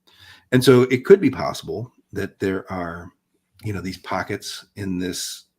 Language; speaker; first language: English; native; English